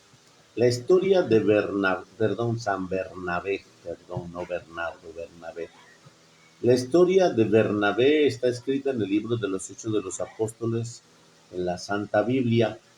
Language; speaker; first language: Spanish; native; Spanish